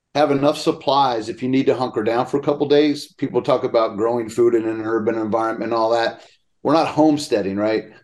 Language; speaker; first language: English; native; English